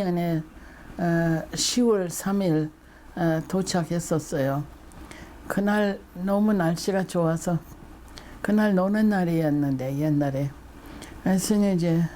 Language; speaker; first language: Korean; non-native, fluent; English